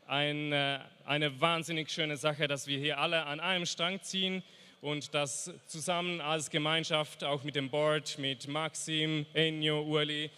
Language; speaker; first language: German; native; German